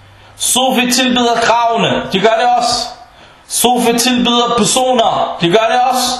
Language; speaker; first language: Danish; early bilingual, other home language; Arabic